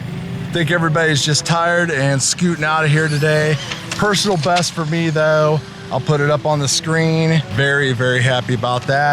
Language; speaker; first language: English; native; English